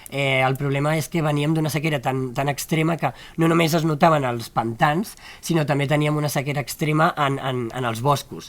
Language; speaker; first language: Catalan; native; Catalan